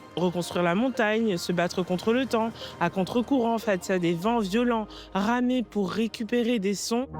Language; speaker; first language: French; native; French